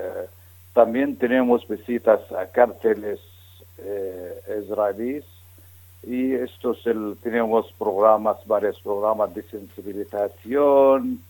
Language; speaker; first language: Spanish; non-native, fluent; Arabic